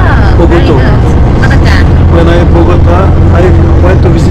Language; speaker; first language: English; non-native, learner; Turkish